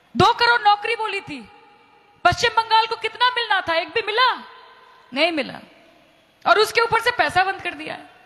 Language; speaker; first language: Hindi; non-native, local second language; Bangla